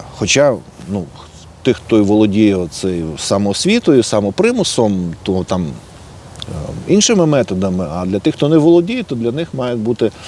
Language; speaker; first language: Ukrainian; native; Ukrainian